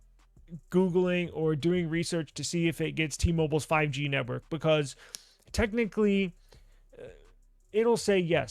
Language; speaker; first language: English; native; English